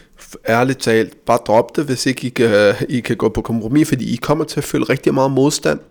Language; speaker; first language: Danish; early bilingual, other home language; Riffian